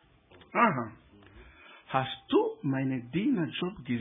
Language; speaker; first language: German; non-native, learner; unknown